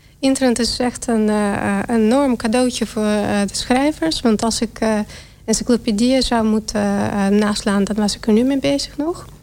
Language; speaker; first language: Dutch; non-native, fluent; Russian